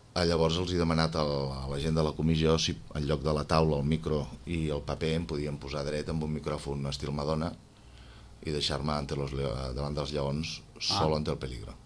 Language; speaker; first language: Catalan; native; Catalan